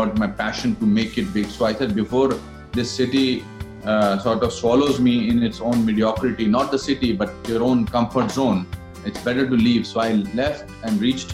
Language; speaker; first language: English; non-native, local second language; Hindi